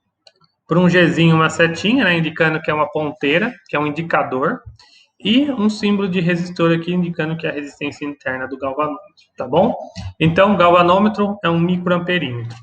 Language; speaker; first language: Portuguese; native; Portuguese